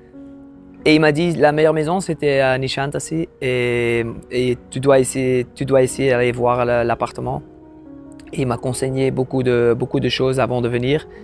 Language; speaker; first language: French; non-native, local second language; Dutch